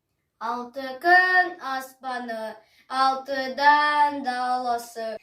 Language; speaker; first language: Kazakh; non-native, local second language; Russian